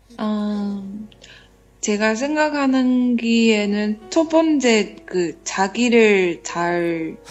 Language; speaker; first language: Korean; non-native, learner; Chinese